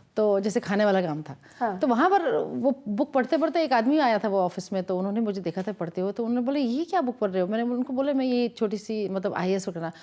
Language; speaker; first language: Hindi; non-native, local second language; Kashmiri